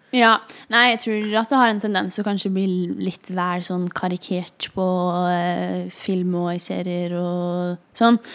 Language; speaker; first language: Norwegian; native; Norwegian